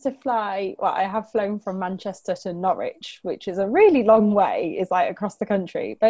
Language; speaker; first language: English; native; English